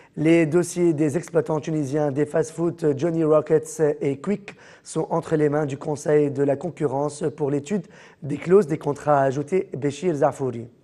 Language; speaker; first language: French; non-native, local second language; Arabic